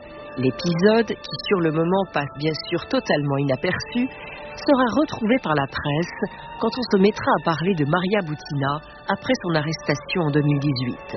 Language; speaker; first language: French; native; French